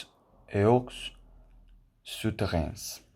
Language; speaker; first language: French; non-native, learner; Spanish